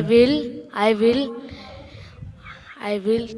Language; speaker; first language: English; non-native, learner; Hindi